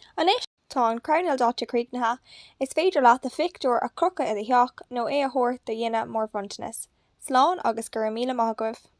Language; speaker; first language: Irish; non-native, local second language; English